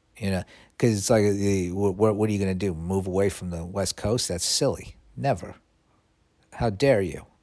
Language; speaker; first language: English; native; English